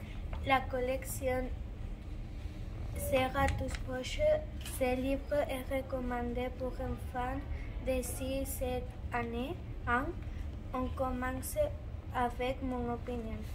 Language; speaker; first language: French; non-native, learner; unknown